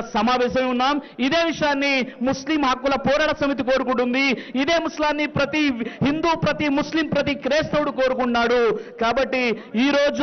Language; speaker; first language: Telugu; native; Telugu